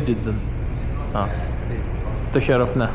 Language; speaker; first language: Arabic; non-native, learner; Urdu